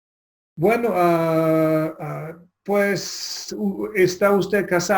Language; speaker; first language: Spanish; non-native, fluent; English